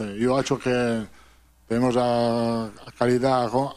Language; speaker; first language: Portuguese; non-native, fluent; Italian